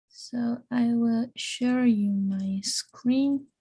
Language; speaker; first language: English; non-native, fluent; Spanish